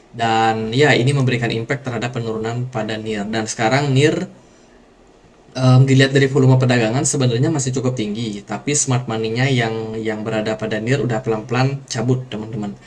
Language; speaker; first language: Indonesian; native; Indonesian